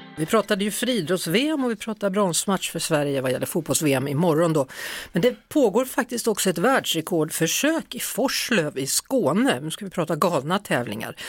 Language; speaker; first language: Swedish; native; Swedish